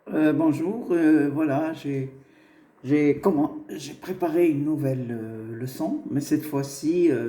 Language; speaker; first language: French; non-native, local second language; Arabic